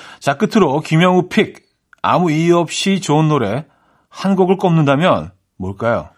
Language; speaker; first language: Korean; native; Korean